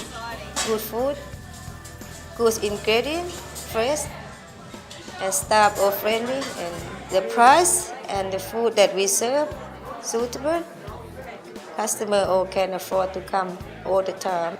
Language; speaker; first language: English; non-native, learner; Thai